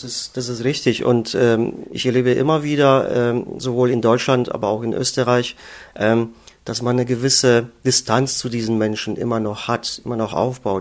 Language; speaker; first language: German; native; German